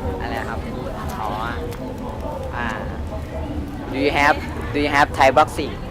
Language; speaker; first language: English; non-native, learner; Thai